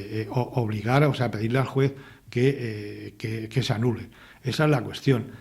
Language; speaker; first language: Spanish; native; Spanish